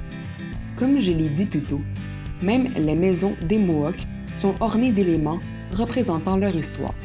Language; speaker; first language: French; native; French